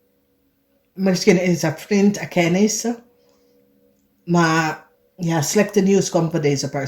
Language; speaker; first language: Dutch; non-native, fluent; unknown